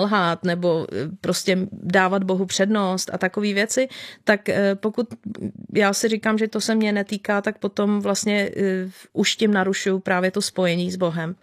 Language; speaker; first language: Czech; native; Czech